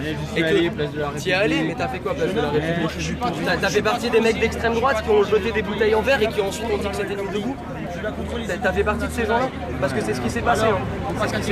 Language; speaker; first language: French; native; French